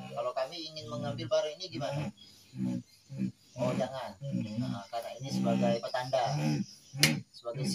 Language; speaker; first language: Indonesian; native; Indonesian